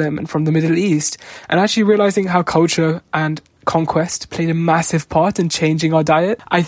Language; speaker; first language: English; native; English